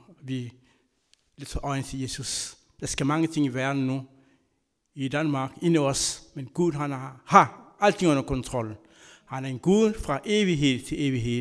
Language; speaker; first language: Danish; non-native, fluent; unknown